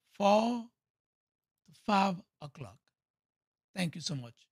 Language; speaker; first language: English; non-native, fluent; Haitian Creole